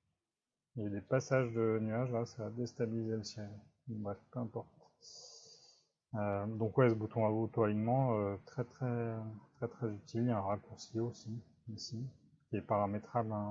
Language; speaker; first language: French; native; French